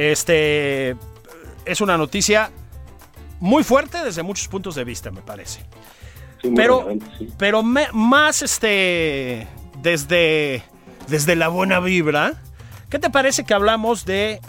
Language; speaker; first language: Spanish; native; Spanish